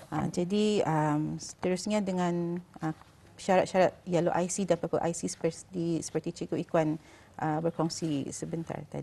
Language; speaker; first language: Malay; native; Malay